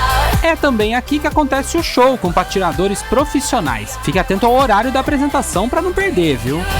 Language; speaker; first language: Portuguese; native; Portuguese